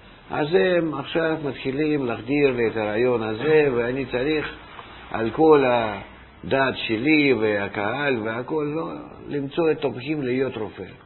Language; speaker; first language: Hebrew; non-native, fluent; Russian